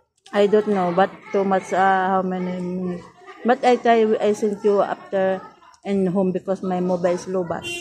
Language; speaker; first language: English; non-native, learner; Filipino